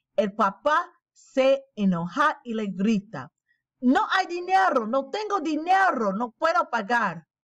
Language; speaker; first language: Spanish; non-native, learner; English